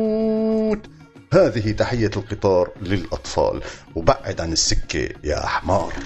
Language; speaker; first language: Arabic; native; Arabic